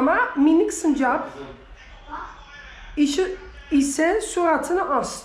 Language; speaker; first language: Turkish; non-native, fluent; Dutch